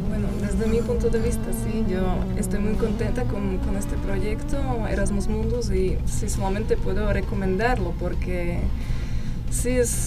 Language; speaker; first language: Spanish; non-native, fluent; Slovak